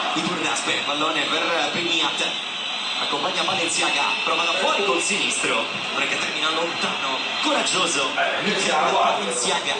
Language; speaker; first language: Italian; native; Italian